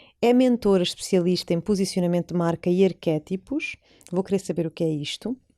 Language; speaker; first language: Portuguese; native; Portuguese